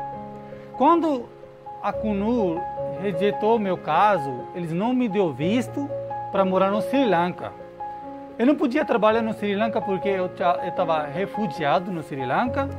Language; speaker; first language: Portuguese; non-native, learner; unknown